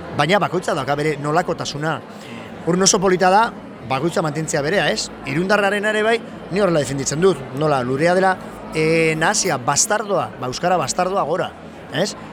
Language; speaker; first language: Basque; non-native, local second language; Spanish